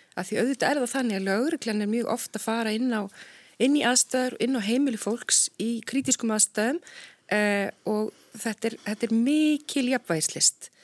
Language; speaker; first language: Icelandic; native; Icelandic